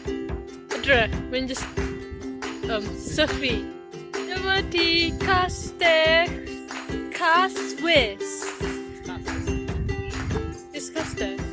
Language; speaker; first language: Welsh; non-native, learner; Malay